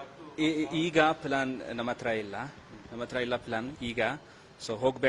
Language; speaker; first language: Kannada; non-native, learner; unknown